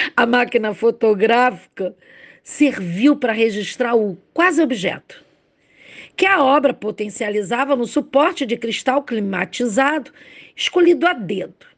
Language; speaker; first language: Portuguese; native; Portuguese